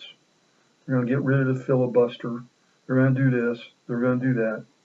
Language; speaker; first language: English; native; English